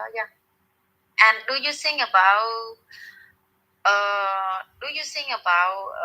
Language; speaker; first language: English; non-native, learner; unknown